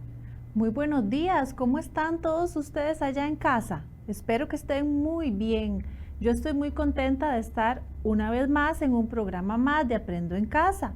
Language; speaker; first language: Spanish; native; Spanish